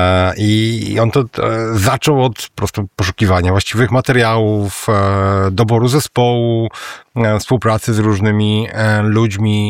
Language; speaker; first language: Polish; native; Polish